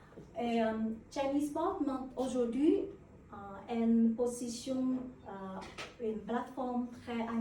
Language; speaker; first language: French; non-native, learner; Vietnamese